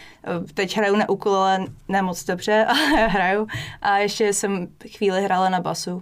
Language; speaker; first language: Czech; non-native, fluent; English